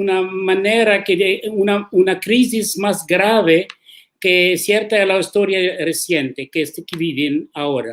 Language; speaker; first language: Spanish; non-native, learner; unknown